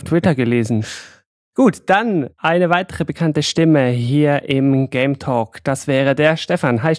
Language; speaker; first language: German; native; German